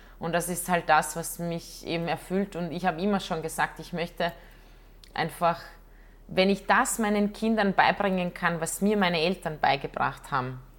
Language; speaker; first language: German; non-native, fluent; Croatian